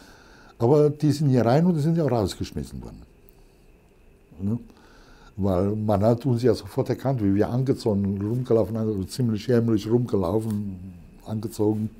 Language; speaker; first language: German; non-native, fluent; Italian